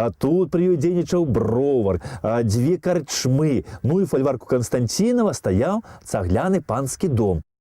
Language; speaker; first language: Belarusian; native; Belarusian